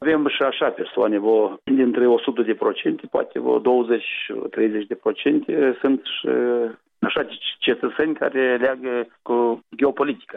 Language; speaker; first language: Romanian; non-native, local second language; Gagauz